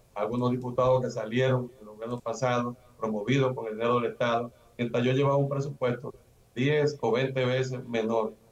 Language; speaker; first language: Spanish; native; Spanish